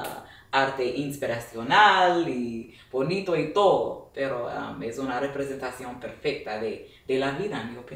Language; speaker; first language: Spanish; non-native, fluent; English